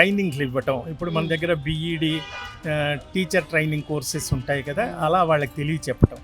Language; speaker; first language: Telugu; native; Telugu